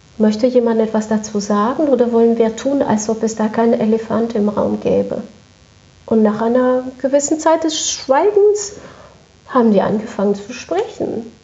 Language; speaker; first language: German; non-native, fluent; French